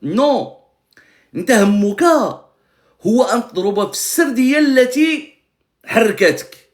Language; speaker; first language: Arabic; native; Arabic